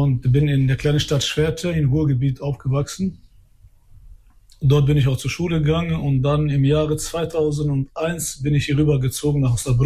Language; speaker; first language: German; early bilingual, other home language; Albanian